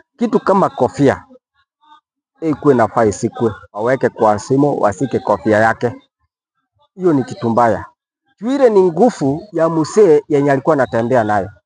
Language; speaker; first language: Swahili; non-native, local second language; Gusii